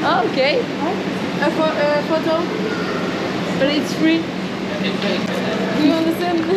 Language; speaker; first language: English; non-native, learner; Turkmen